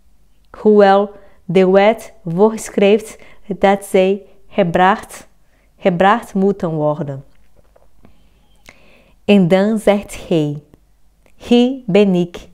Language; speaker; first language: Dutch; non-native, fluent; Portuguese